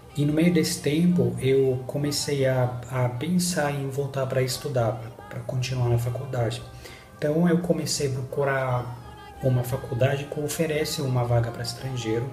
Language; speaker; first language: Portuguese; non-native, fluent; Arabic